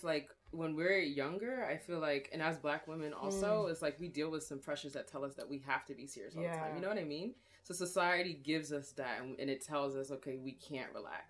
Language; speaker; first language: English; native; English